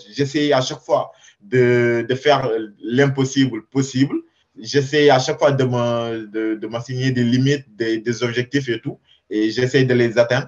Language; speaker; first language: French; non-native, local second language; Wolof